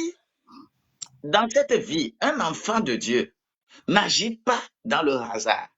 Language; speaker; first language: French; non-native, local second language; Ewe